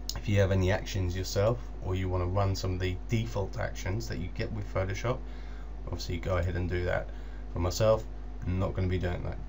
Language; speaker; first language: English; native; English